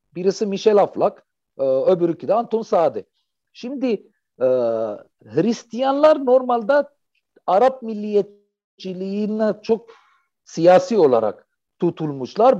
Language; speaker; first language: Turkish; non-native, fluent; Arabic